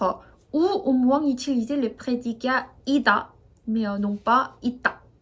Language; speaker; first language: French; non-native, fluent; Korean